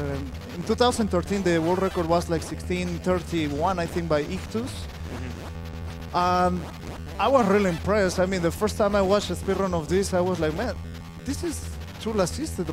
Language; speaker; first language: English; non-native, fluent; Spanish